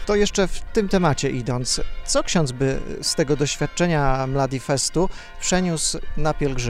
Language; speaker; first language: Polish; native; Polish